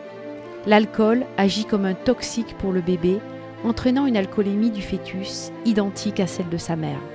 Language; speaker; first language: French; native; French